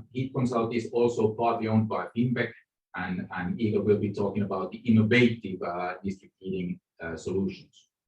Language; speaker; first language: English; non-native, fluent; Finnish